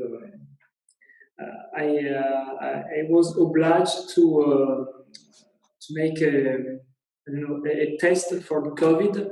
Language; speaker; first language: English; non-native, learner; Italian